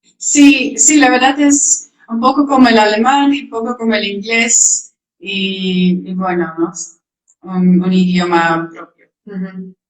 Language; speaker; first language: Spanish; non-native, fluent; Dutch